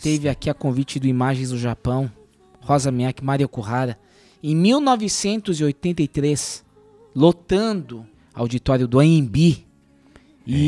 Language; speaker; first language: Portuguese; native; Portuguese